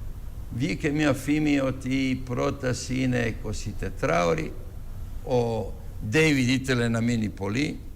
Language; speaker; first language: Greek; non-native, fluent; Serbian